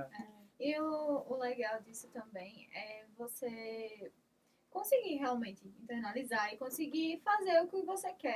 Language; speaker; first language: Portuguese; native; Portuguese